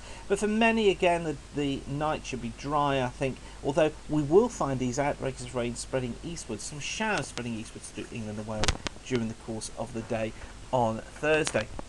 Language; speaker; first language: English; native; English